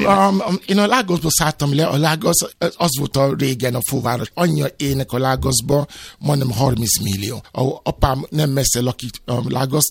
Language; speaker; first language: Hungarian; non-native, fluent; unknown